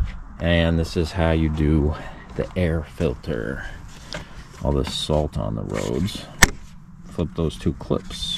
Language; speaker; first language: English; native; English